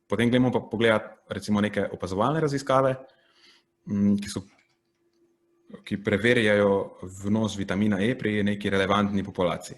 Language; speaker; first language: Slovenian; native; Slovenian